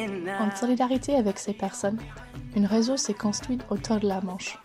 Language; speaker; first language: French; native; French